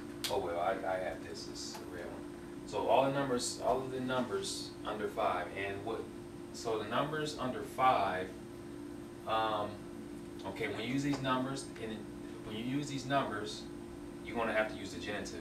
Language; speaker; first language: English; native; English